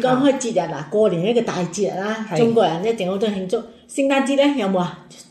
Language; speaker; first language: Cantonese; native; Cantonese